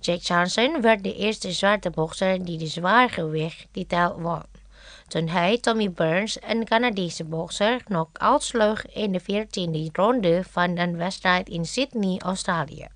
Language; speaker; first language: Dutch; non-native, fluent; Indonesian